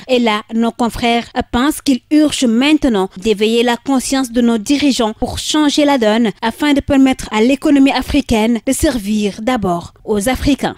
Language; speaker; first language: French; non-native, local second language; Wolof